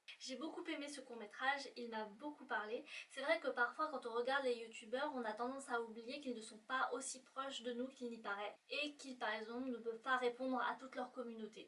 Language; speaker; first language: French; native; French